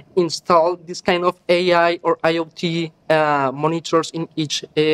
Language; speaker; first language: English; non-native, learner; Spanish